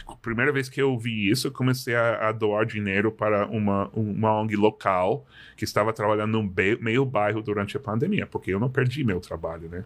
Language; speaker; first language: Portuguese; non-native, fluent; English